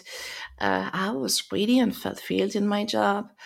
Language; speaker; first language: English; non-native, fluent; French